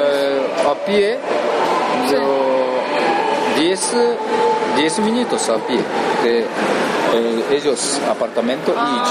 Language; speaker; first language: Spanish; non-native, learner; Japanese